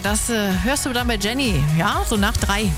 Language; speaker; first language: German; native; German